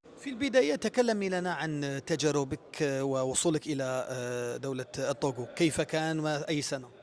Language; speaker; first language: Arabic; native; Arabic